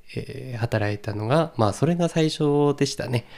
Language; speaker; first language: Japanese; native; Japanese